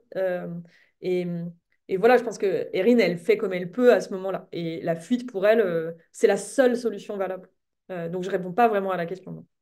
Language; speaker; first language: French; native; French